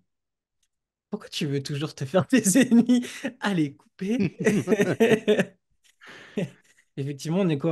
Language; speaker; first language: French; native; French